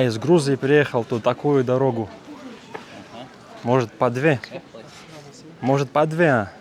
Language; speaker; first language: Russian; non-native, fluent; Lithuanian